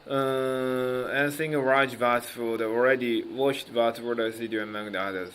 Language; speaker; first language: English; non-native, learner; Japanese